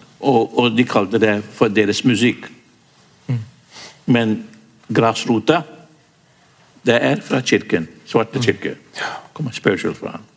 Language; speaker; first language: Norwegian; non-native, fluent; English